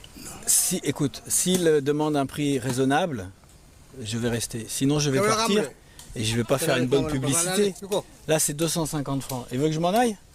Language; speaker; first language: French; native; French